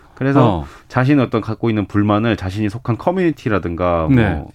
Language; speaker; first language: Korean; native; Korean